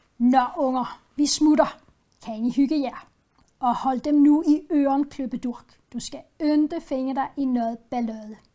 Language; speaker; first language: Danish; native; Danish